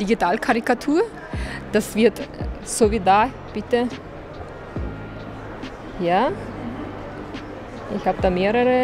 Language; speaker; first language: German; non-native, fluent; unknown